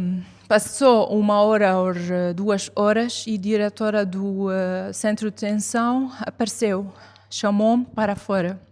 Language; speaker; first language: Portuguese; non-native, fluent; Arabic